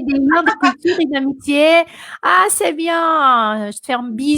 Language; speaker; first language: French; non-native, fluent; Portuguese